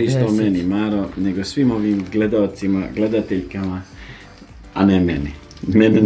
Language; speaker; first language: Serbian; native; Serbian